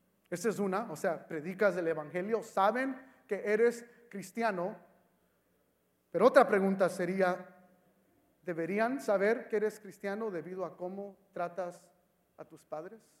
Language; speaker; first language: Spanish; early bilingual, heritage; Spanish